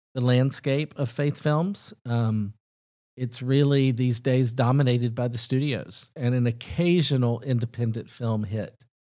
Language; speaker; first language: English; native; English